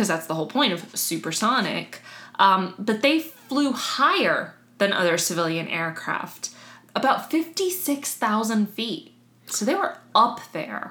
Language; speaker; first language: English; native; English